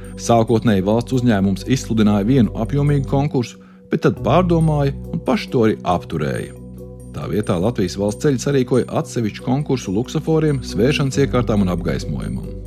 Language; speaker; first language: Latvian; native; Latvian